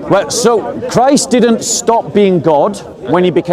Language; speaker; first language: English; native; English